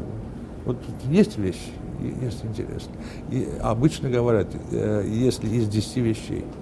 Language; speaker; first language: Russian; non-native, fluent; Armenian